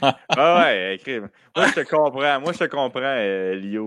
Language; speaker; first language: French; native; French